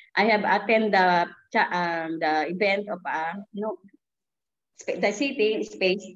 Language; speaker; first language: English; non-native, local second language; Filipino